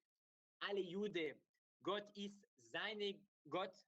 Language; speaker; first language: German; non-native, learner; Hebrew